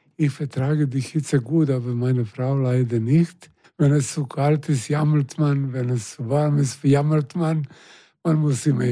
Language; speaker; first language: German; non-native, fluent; Serbian